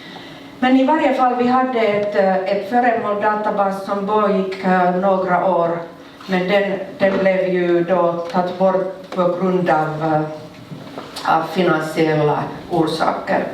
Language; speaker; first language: Swedish; non-native, local second language; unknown